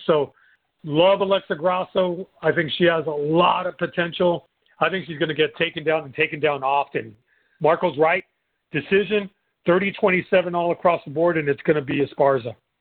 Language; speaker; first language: English; native; English